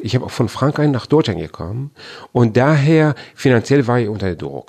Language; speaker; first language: German; non-native, fluent; Persian